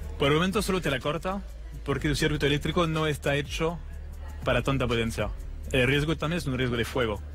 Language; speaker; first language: Spanish; non-native, fluent; French